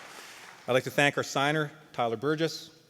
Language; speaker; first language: English; native; English